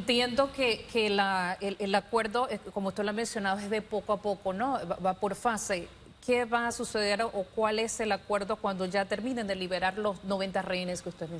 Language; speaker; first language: Spanish; native; Spanish